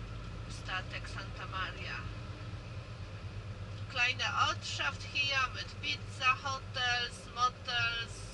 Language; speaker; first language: German; non-native, learner; Polish